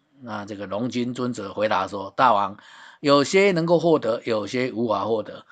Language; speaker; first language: Chinese; native; Chinese